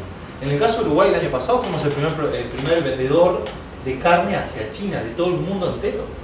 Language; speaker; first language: Spanish; native; Spanish